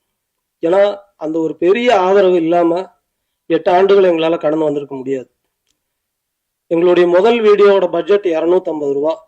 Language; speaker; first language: Tamil; native; Tamil